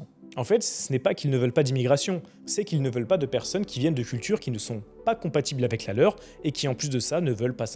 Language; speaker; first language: French; native; French